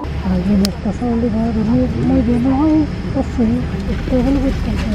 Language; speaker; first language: Spanish; native; Spanish